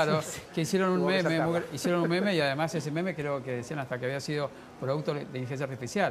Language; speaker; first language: Spanish; native; Spanish